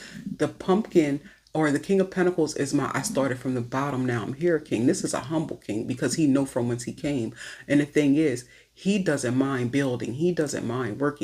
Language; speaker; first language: English; native; English